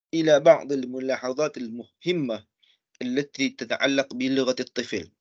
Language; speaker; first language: Arabic; non-native, fluent; Malay